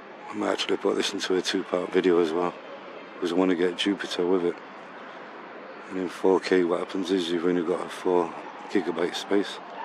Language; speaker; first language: English; early bilingual, other home language; Spanish